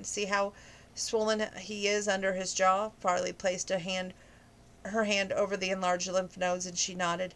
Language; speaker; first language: English; native; English